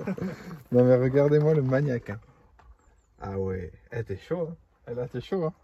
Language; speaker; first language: French; native; French